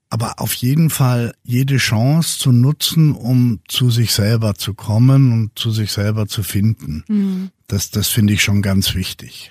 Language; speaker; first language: German; native; German